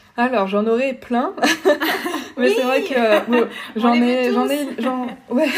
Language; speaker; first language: French; native; French